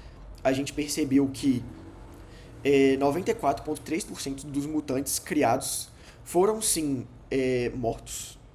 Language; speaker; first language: Portuguese; native; Portuguese